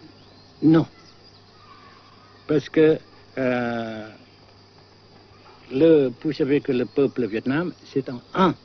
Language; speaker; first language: French; non-native, local second language; Vietnamese